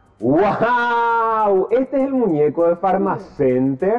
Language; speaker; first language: Spanish; native; Spanish